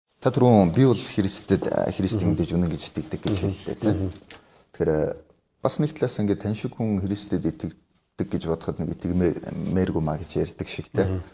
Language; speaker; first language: Mongolian; native; Mongolian